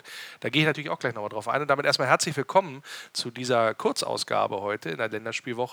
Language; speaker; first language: German; native; German